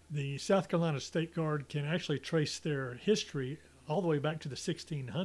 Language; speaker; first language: English; native; English